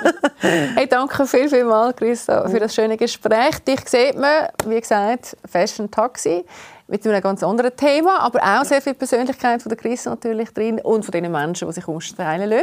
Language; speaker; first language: German; native; German